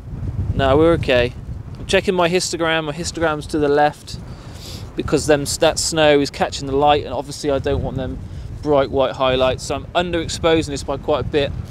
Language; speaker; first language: English; native; English